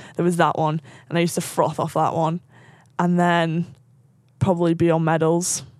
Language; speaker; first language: English; native; English